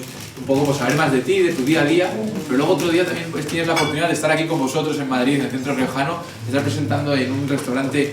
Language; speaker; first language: Spanish; native; Spanish